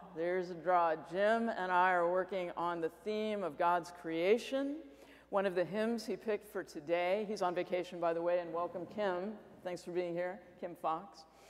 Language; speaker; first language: English; native; English